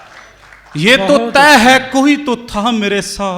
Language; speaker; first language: Hindi; native; Hindi